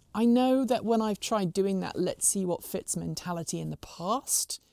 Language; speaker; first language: English; native; English